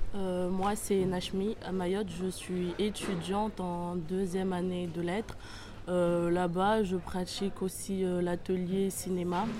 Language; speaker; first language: French; non-native, local second language; Comorian